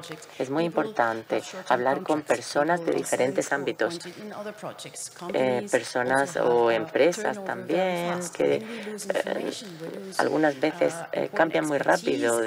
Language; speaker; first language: Spanish; non-native, fluent; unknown